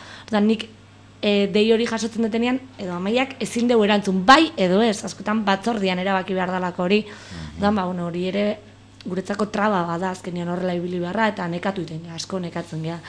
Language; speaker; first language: Basque; native; Basque